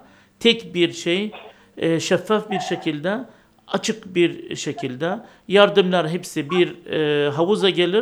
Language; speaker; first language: Turkish; non-native, learner; Arabic